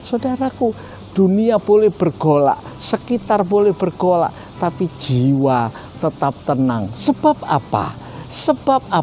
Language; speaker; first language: Indonesian; native; Indonesian